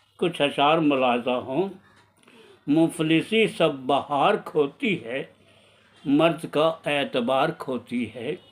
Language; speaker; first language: Urdu; native; Urdu